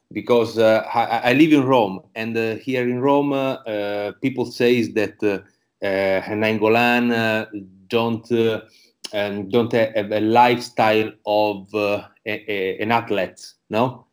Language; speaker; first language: English; non-native, learner; Italian